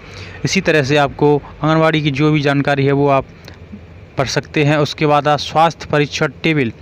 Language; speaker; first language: Hindi; native; Hindi